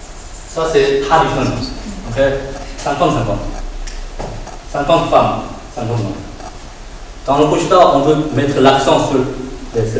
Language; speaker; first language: French; non-native, fluent; Chinese